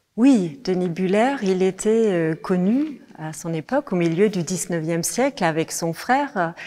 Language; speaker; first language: French; non-native, fluent; Danish